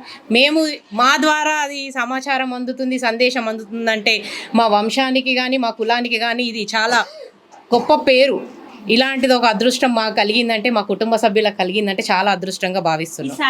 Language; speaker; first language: Telugu; native; Telugu